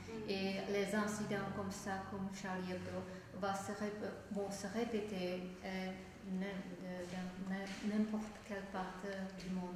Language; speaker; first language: French; non-native, fluent; Czech